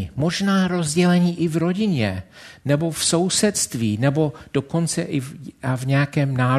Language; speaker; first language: Czech; non-native, fluent; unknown